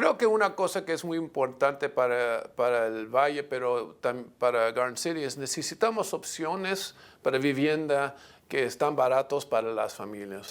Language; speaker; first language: Spanish; non-native, learner; English